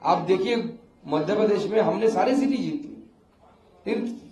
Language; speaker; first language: Hindi; non-native, local second language; Bangla